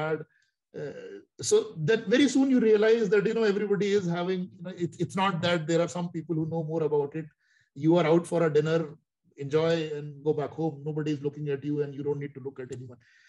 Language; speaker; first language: English; non-native, local second language; Hindi